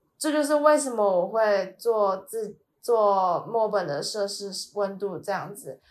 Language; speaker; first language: Chinese; native; Chinese